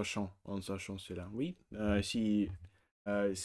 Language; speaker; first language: French; non-native, learner; Russian